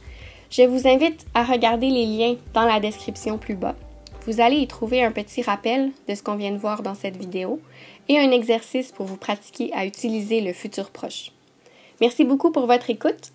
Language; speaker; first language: French; native; French